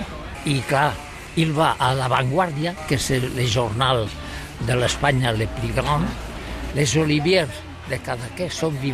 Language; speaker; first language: French; non-native, learner; Catalan